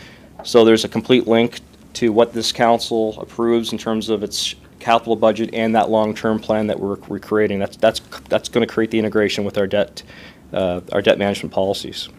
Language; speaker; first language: English; native; English